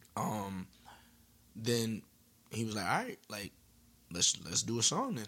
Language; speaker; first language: English; native; English